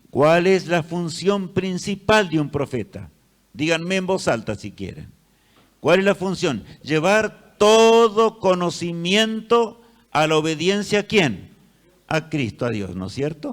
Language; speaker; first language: Spanish; native; Spanish